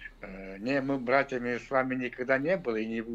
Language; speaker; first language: Russian; native; Russian